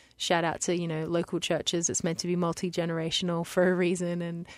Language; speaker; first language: English; native; English